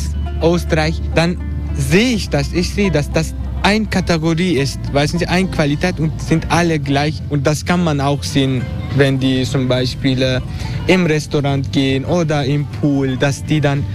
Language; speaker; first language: German; non-native, learner; Turkish